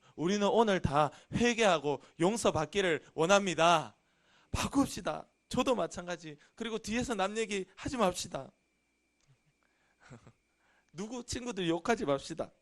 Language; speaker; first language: Korean; native; Korean